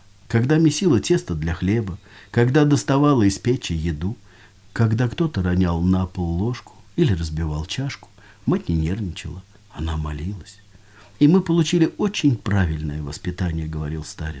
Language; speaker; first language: Russian; native; Russian